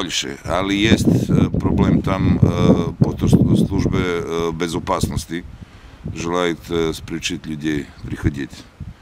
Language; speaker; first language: Russian; non-native, learner; Serbian